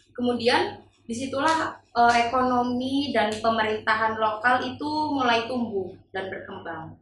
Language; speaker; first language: Indonesian; non-native, local second language; Javanese